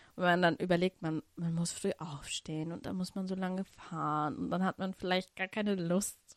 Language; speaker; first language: German; early bilingual, other home language; Russian